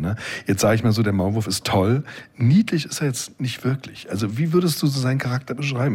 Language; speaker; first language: German; native; German